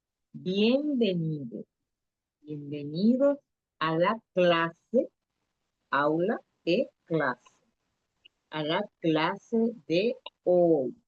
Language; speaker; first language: Spanish; non-native, learner; Portuguese